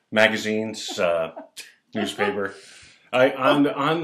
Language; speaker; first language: English; native; English